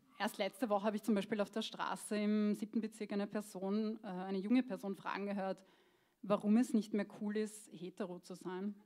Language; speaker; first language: German; early bilingual, other home language; Croatian